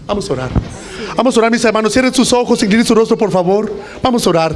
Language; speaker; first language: Spanish; native; Spanish